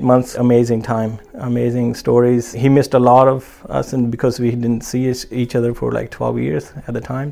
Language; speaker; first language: English; non-native, local second language; Punjabi